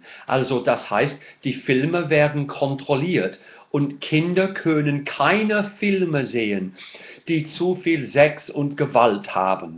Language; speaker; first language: German; non-native, fluent; English